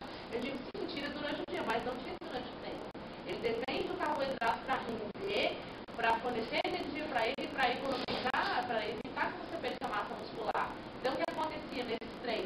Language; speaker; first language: Portuguese; native; Portuguese